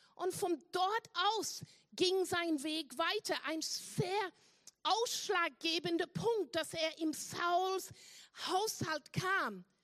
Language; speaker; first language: German; non-native, fluent; English